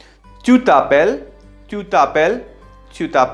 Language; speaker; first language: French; non-native, fluent; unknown